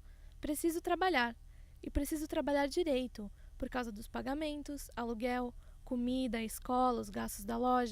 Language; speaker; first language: Portuguese; non-native, learner; Arabic